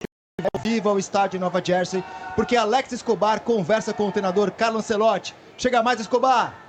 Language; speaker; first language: Portuguese; native; Portuguese